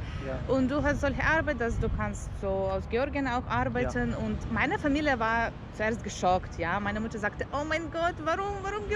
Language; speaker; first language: German; non-native, learner; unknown